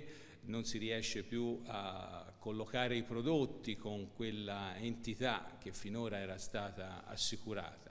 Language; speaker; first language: Italian; native; Italian